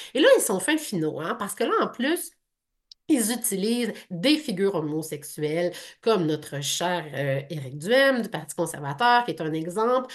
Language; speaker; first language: French; native; French